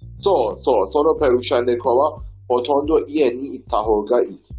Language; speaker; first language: Japanese; non-native, learner; Persian